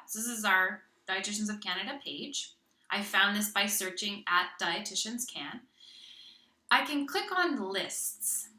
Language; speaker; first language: English; native; English